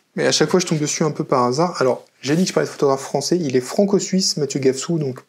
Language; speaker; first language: French; native; French